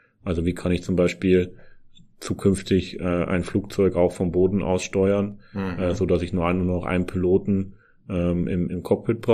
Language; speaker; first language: German; native; German